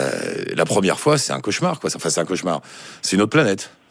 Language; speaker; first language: French; native; French